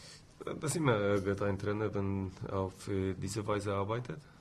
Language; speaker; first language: German; non-native, fluent; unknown